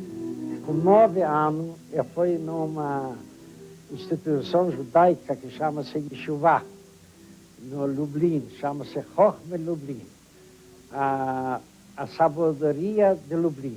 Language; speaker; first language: Portuguese; non-native, fluent; Polish